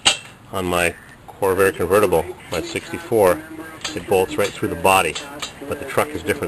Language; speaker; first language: English; native; English